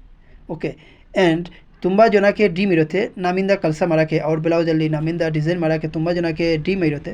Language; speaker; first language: Kannada; non-native, local second language; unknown